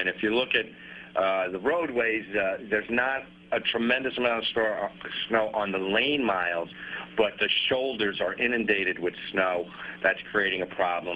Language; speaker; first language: English; native; English